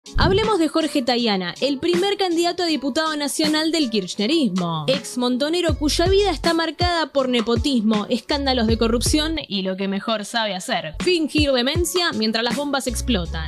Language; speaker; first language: Spanish; native; Spanish